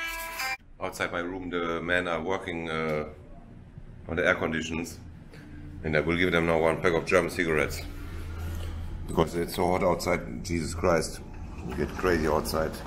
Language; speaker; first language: English; non-native, fluent; German